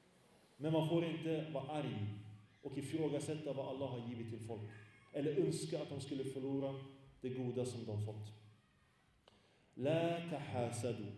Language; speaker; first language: Swedish; early bilingual, other home language; Arabic